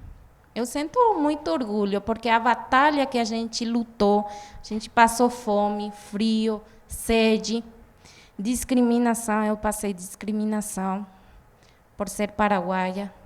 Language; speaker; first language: Portuguese; non-native, fluent; Guarani